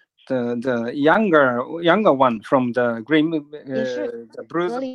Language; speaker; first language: English; non-native, learner; Japanese